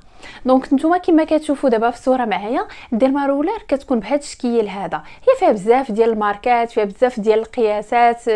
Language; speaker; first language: Arabic; native; Arabic